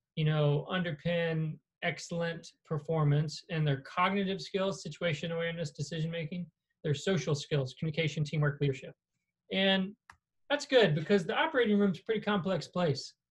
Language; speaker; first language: English; native; English